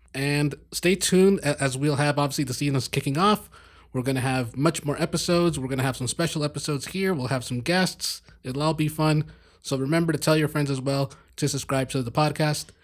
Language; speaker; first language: English; native; English